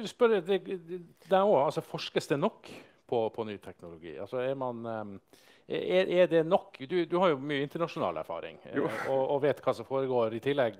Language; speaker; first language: Norwegian; native; Norwegian